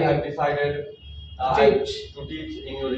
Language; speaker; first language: English; non-native, learner; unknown